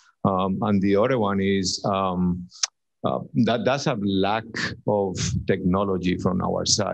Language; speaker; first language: English; non-native, fluent; Spanish